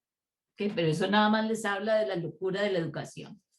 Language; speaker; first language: Spanish; native; Spanish